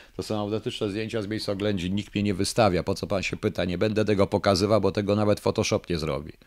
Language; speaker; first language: Polish; native; Polish